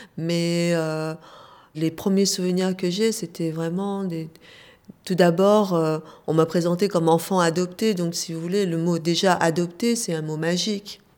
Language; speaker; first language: French; early bilingual, other home language; Korean